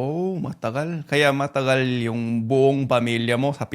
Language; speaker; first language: Filipino; non-native, fluent; English